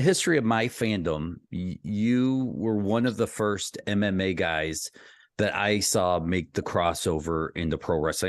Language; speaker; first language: English; native; English